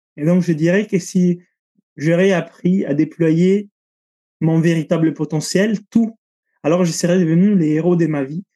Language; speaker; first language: French; non-native, fluent; Italian